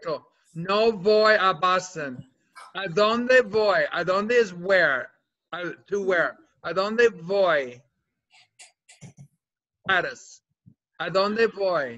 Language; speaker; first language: Spanish; non-native, fluent; English